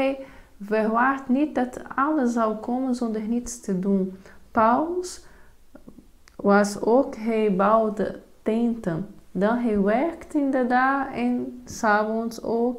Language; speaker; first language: Dutch; non-native, fluent; Portuguese